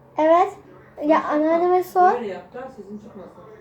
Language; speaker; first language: Turkish; native; Turkish